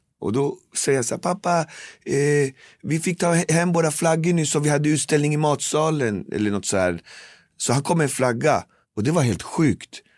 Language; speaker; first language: Swedish; native; Swedish